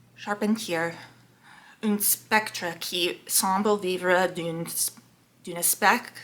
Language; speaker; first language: French; non-native, learner; English